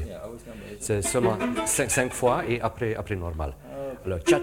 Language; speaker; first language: French; non-native, fluent; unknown